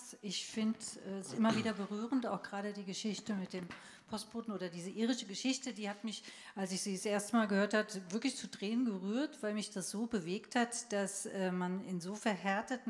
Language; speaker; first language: German; native; German